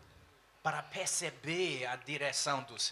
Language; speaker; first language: Portuguese; non-native, fluent; English